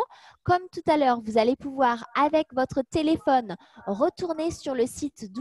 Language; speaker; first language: French; native; French